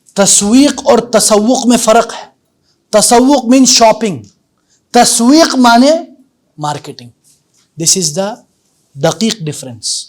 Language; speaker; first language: Urdu; native; Urdu